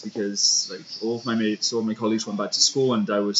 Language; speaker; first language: English; native; English